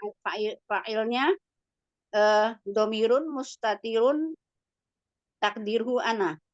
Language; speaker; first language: Arabic; non-native, learner; Indonesian